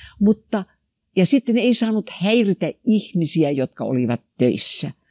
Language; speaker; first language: Finnish; non-native, local second language; Swedish